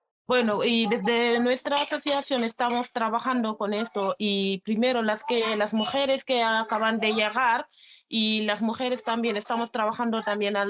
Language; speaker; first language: Spanish; non-native, learner; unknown